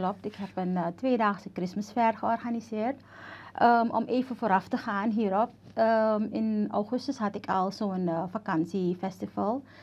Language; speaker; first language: Dutch; native; Dutch